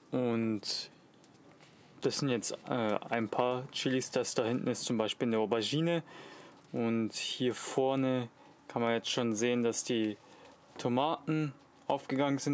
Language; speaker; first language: German; native; German